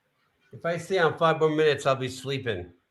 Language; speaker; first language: English; native; English